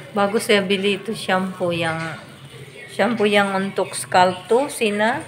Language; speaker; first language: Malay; non-native, fluent; Filipino